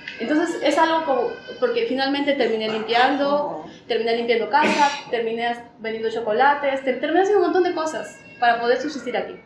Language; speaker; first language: Spanish; native; Spanish